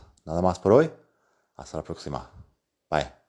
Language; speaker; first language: Spanish; non-native, fluent; English